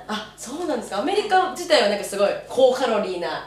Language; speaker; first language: Japanese; native; Japanese